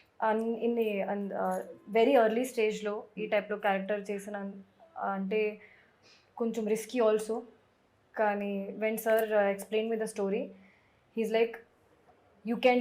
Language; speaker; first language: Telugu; non-native, learner; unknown